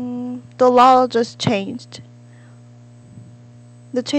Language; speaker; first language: English; non-native, learner; Korean